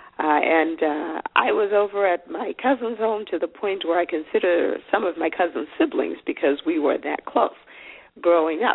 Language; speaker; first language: English; non-native, local second language; Shona